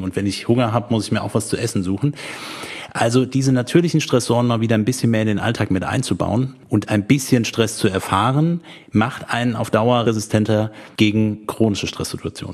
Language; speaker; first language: German; native; German